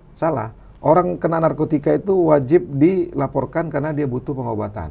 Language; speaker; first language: Indonesian; non-native, local second language; Minangkabau